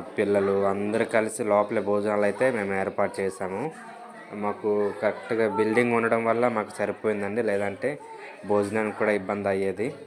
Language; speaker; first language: Telugu; native; Telugu